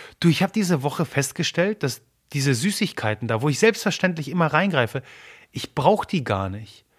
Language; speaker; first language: German; early bilingual, other home language; Polish